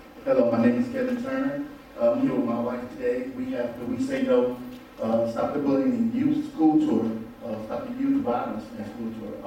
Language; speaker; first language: English; native; English